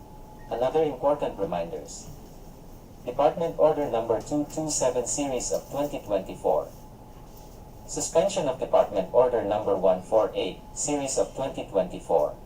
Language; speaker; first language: English; non-native, local second language; Cebuano